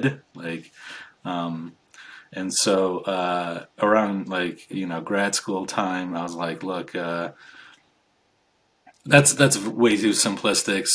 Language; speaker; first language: English; native; English